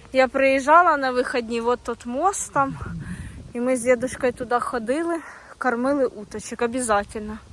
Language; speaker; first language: Ukrainian; native; Ukrainian